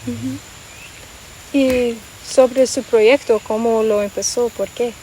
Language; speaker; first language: Spanish; non-native, fluent; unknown